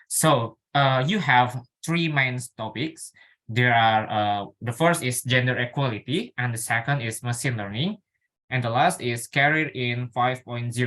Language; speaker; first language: English; non-native, learner; Indonesian